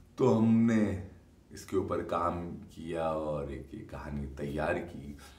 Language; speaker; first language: Hindi; native; Hindi